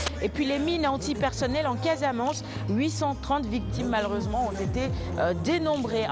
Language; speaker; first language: French; non-native, local second language; Wolof